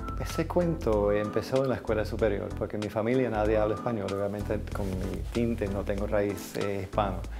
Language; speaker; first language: Spanish; non-native, fluent; English